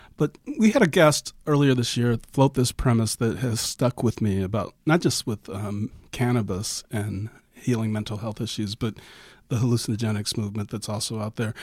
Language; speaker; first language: English; native; English